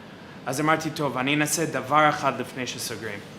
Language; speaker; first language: Hebrew; non-native, fluent; English